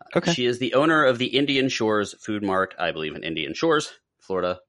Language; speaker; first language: English; native; English